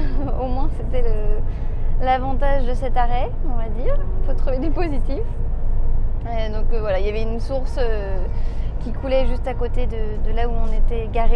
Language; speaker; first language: French; native; French